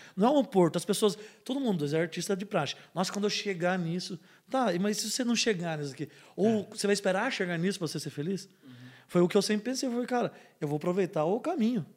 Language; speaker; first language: Portuguese; native; Portuguese